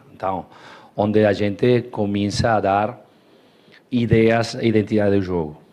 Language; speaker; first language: Portuguese; non-native, fluent; Spanish